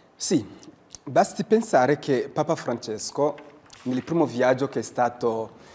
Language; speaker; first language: Italian; non-native, fluent; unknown